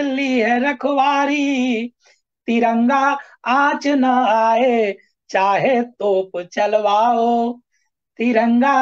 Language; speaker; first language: Hindi; native; Hindi